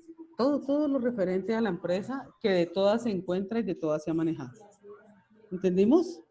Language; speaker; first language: Spanish; native; Spanish